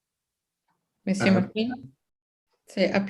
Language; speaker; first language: French; non-native, local second language; English